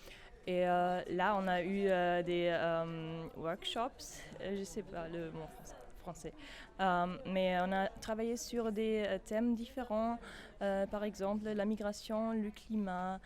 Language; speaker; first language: French; non-native, fluent; German